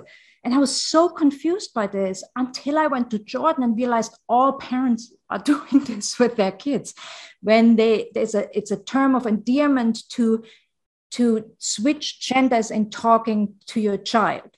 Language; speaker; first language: English; non-native, fluent; German